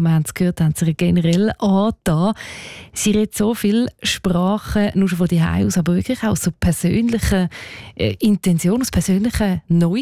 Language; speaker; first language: German; native; German